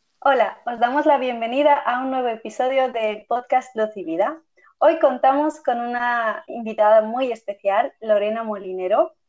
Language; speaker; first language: Spanish; non-native, fluent; Armenian